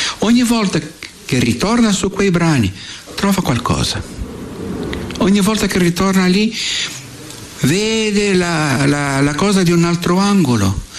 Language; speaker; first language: Italian; non-native, fluent; Portuguese